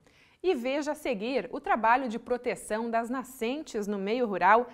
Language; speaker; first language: Portuguese; native; Portuguese